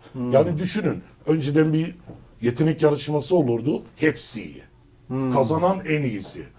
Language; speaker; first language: Turkish; early bilingual, heritage; Turkish